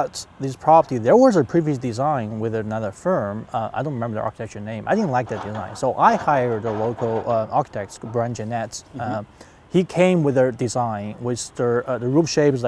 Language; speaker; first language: English; non-native, fluent; Chinese